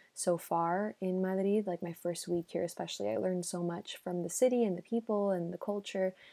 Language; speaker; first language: English; early bilingual, other home language; Spanish